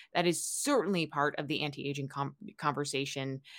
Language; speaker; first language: English; native; English